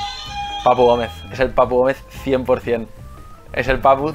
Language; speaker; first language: Spanish; native; Spanish